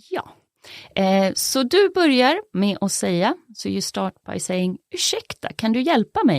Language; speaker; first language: Swedish; native; Swedish